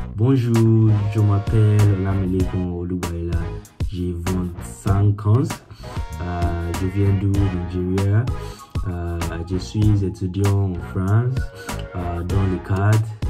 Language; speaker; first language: French; non-native, learner; Yoruba